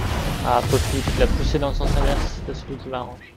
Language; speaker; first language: French; native; French